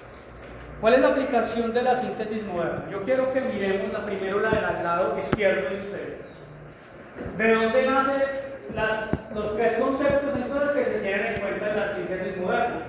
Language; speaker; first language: Spanish; native; Spanish